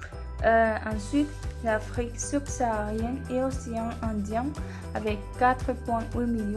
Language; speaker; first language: French; non-native, learner; Spanish